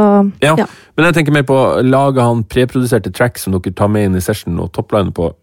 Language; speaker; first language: Norwegian; native; Norwegian